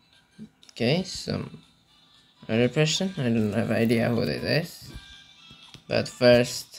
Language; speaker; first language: English; non-native, learner; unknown